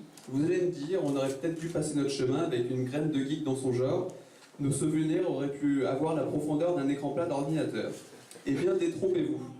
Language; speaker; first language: French; native; French